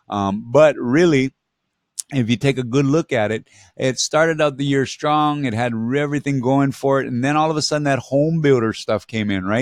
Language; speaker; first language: English; native; English